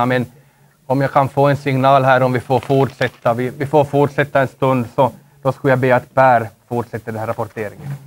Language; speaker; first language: Swedish; native; Swedish